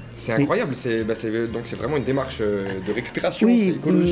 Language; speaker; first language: French; native; French